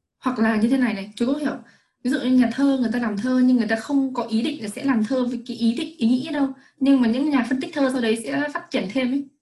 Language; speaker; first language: Vietnamese; native; Vietnamese